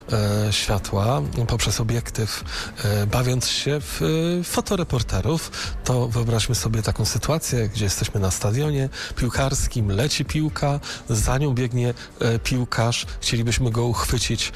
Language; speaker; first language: Polish; native; Polish